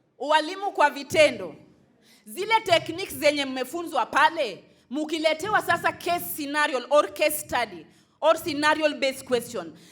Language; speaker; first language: Swahili; non-native, local second language; Luo (Kenya and Tanzania)